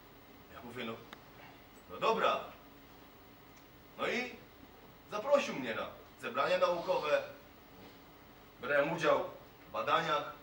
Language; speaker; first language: Polish; non-native, fluent; Kurdish